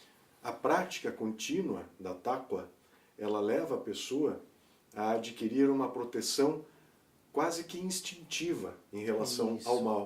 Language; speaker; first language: Portuguese; native; Portuguese